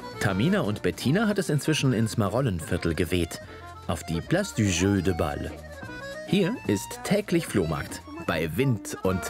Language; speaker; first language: German; native; German